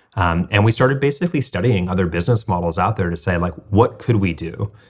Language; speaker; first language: English; native; English